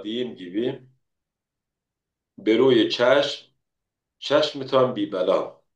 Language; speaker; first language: Turkish; non-native, fluent; Persian